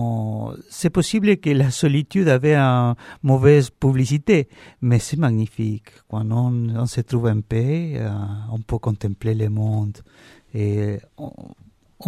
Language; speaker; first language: French; non-native, learner; Spanish